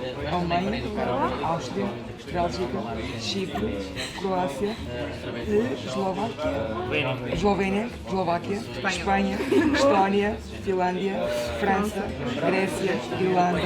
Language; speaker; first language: Portuguese; non-native, learner; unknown